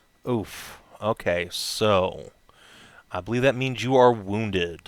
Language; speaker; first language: English; native; English